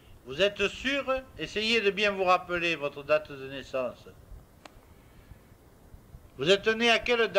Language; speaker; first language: French; native; French